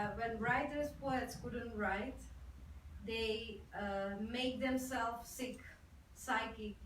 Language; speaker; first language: English; non-native, fluent; Czech